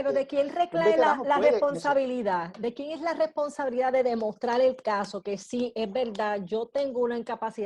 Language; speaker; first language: Spanish; native; Spanish